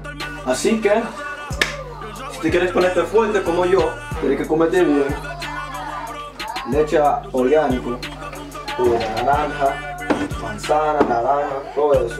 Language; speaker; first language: Spanish; non-native, learner; English